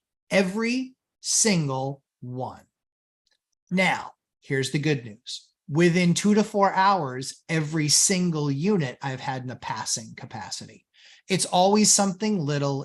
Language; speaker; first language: English; native; English